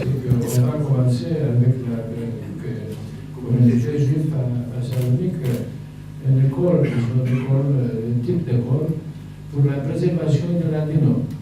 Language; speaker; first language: French; non-native, learner; Greek